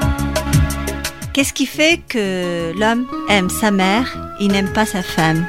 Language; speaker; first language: French; non-native, local second language; Arabic